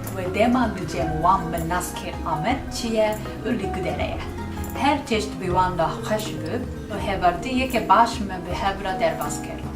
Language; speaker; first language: Kurdish; non-native, learner; Japanese